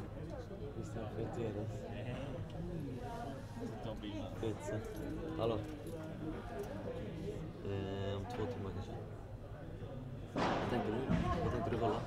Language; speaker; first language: Swedish; native; Swedish